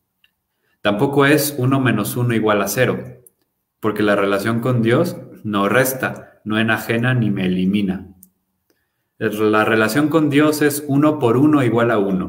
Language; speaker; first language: Spanish; native; Spanish